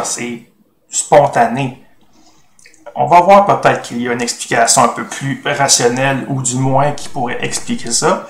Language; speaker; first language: French; native; French